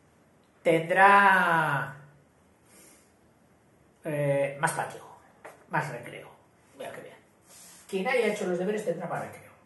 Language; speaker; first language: Spanish; native; Spanish